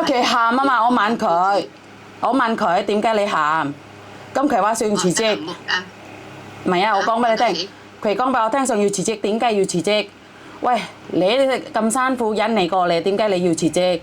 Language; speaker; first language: Cantonese; non-native, fluent; Javanese